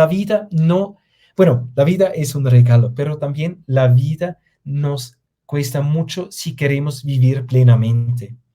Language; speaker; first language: Spanish; non-native, fluent; German